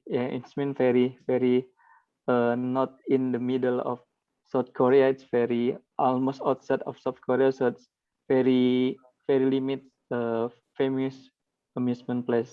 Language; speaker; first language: English; non-native, learner; Indonesian